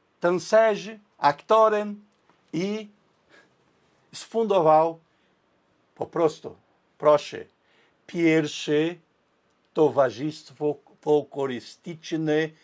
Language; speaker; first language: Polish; non-native, learner; Portuguese